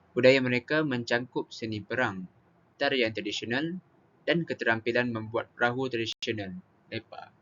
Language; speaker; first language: Malay; native; Malay